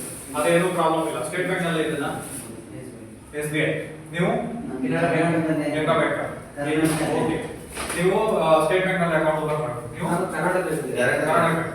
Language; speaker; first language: Kannada; non-native, local second language; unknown